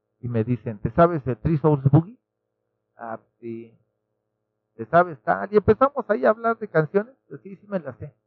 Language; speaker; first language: Spanish; native; Spanish